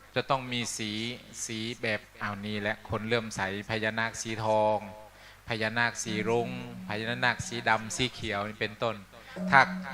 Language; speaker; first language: Thai; non-native, local second language; Northeastern Thai